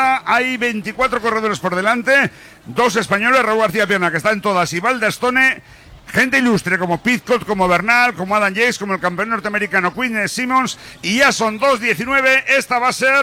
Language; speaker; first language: Spanish; native; Spanish